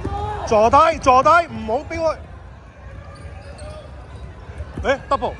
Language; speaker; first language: Cantonese; native; Cantonese